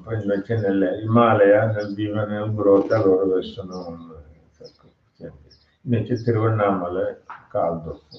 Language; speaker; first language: Italian; non-native, fluent; Tamil